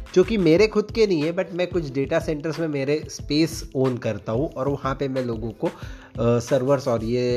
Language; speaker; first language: Hindi; non-native, local second language; Marathi